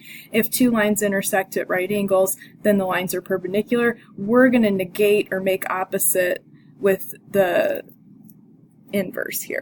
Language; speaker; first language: English; native; English